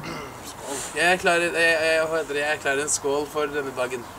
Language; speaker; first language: Norwegian; native; Norwegian